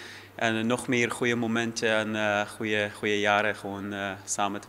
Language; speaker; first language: Dutch; non-native, fluent; Persian